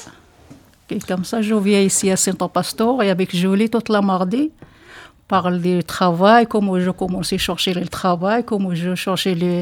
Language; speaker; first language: French; non-native, learner; Arabic